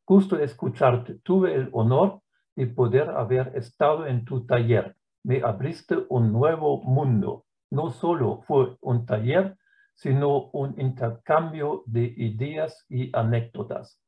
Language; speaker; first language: Spanish; non-native, fluent; German